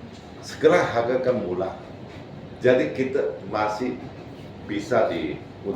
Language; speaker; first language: Indonesian; non-native, learner; Chinese